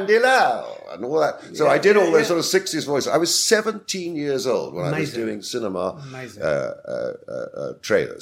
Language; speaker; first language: English; native; English